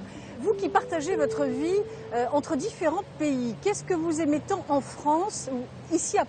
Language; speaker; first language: French; native; French